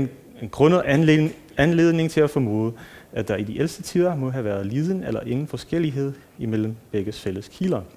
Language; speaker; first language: Danish; non-native, fluent; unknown